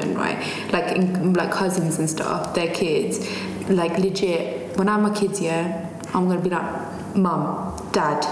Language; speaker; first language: English; non-native, local second language; Tamil